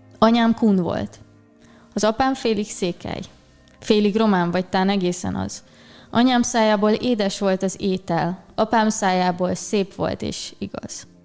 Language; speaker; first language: Hungarian; native; Hungarian